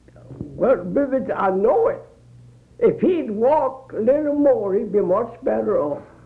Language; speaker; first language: English; early bilingual, other home language; Swedish